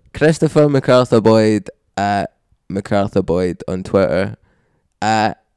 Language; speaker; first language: English; native; English